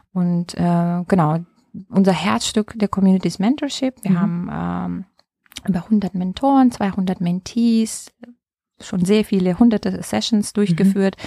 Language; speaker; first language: German; non-native, fluent; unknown